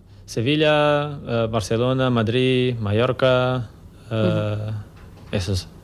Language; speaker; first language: Spanish; non-native, learner; Portuguese